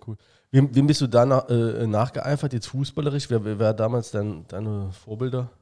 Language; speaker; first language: German; native; German